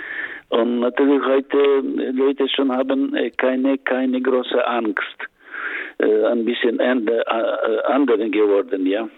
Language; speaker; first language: German; non-native, learner; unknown